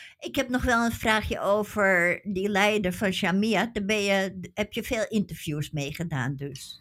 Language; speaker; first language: Dutch; native; Dutch